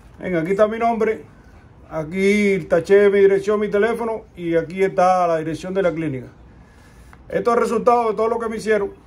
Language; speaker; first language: Spanish; native; Spanish